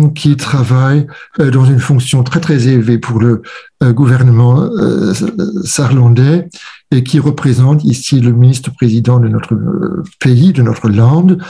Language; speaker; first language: French; non-native, fluent; German